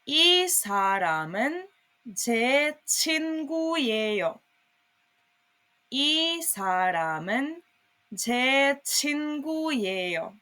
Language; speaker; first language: Korean; non-native, fluent; Serbian